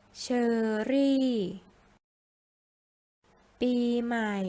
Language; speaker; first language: Thai; native; Thai